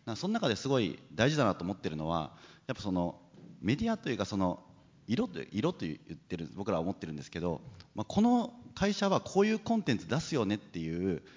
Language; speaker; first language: Japanese; native; Japanese